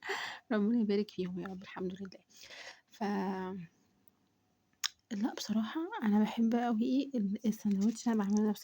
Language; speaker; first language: Arabic; native; Arabic